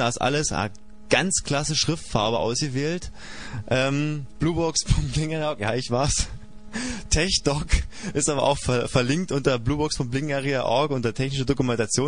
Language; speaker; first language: German; native; German